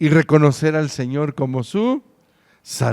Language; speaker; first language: Spanish; native; Spanish